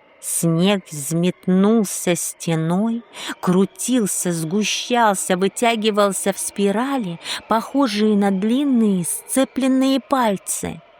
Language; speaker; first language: Russian; native; Russian